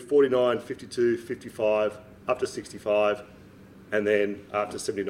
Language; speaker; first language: English; native; English